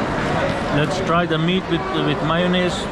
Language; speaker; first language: English; non-native, fluent; Pashto